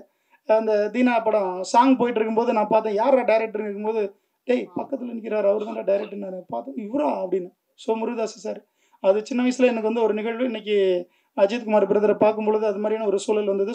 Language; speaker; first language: Tamil; native; Tamil